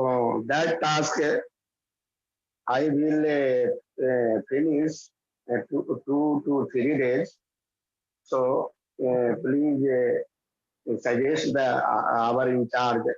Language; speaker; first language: English; non-native, learner; Hindi